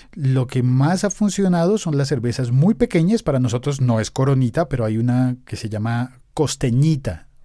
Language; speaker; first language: Spanish; native; Spanish